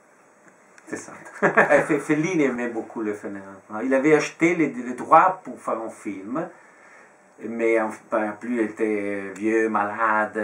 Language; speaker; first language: French; non-native, fluent; Italian